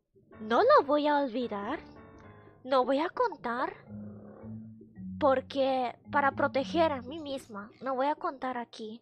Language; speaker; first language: Spanish; non-native, fluent; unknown